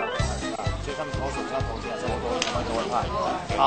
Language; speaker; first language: Chinese; native; Chinese